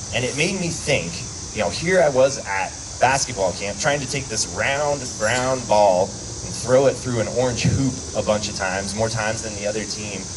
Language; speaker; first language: English; native; English